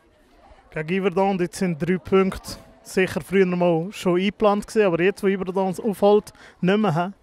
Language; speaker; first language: German; native; German